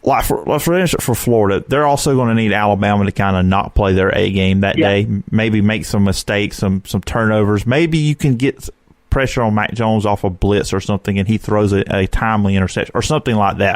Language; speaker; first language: English; native; English